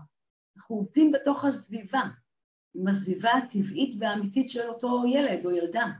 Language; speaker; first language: Hebrew; native; Hebrew